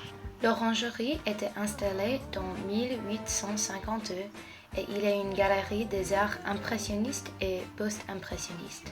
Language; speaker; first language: French; non-native, fluent; English